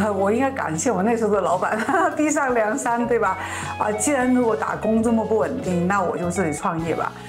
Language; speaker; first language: Chinese; native; Chinese